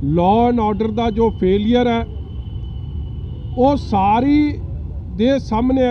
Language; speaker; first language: Hindi; non-native, local second language; Punjabi